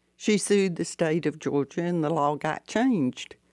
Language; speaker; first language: English; native; English